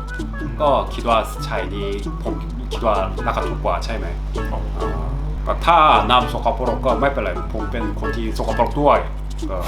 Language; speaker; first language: Thai; non-native, learner; Korean